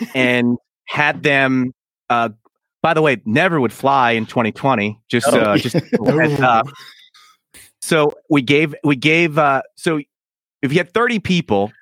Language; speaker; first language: English; native; English